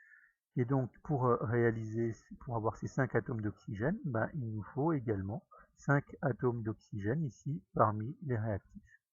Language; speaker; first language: French; native; French